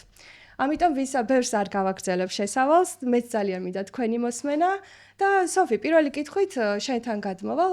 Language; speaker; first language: Georgian; native; Georgian